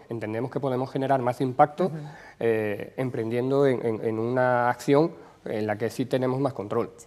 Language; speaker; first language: Spanish; native; Spanish